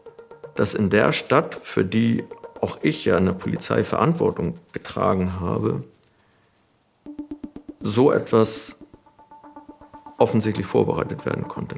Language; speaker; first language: German; native; German